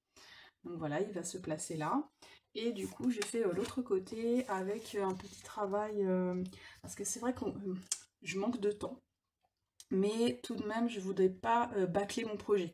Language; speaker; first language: French; native; French